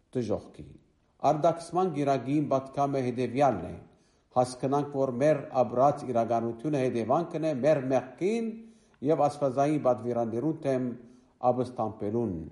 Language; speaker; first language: Armenian; native; Armenian